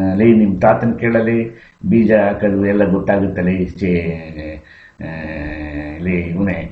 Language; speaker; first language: Kannada; native; Kannada